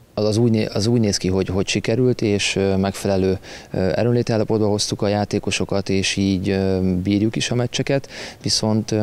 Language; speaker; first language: Hungarian; native; Hungarian